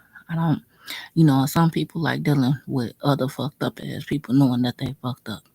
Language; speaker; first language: English; native; English